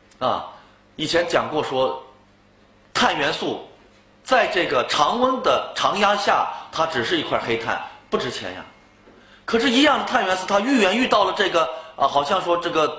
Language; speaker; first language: Chinese; native; Chinese